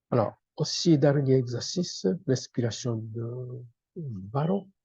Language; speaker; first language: French; non-native, fluent; Japanese